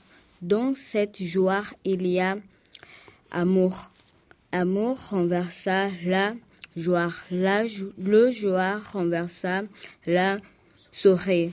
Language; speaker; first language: French; non-native, learner; Portuguese